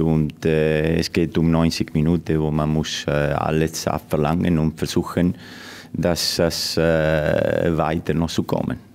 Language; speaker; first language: German; non-native, fluent; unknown